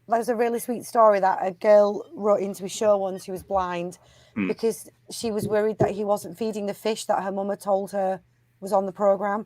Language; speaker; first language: English; native; English